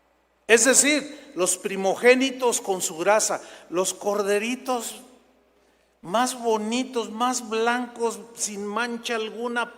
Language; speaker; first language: Spanish; native; Spanish